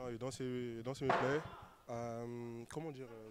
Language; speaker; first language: English; non-native, learner; French